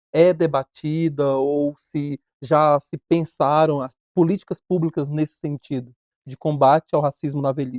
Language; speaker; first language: Portuguese; native; Portuguese